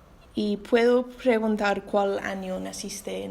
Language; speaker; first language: Spanish; non-native, learner; English